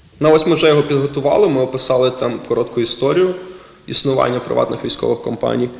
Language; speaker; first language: Ukrainian; non-native, local second language; Russian